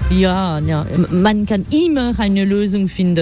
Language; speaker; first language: German; non-native, fluent; French